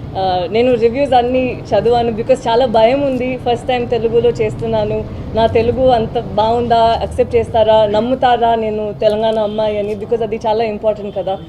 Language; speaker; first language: Telugu; non-native, learner; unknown